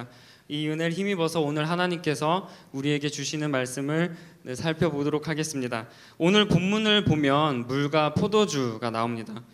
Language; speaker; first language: Korean; native; Korean